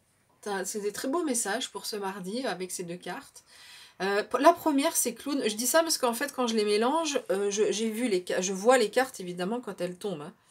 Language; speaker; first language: French; native; French